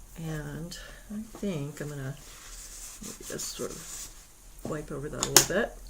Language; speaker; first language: English; native; English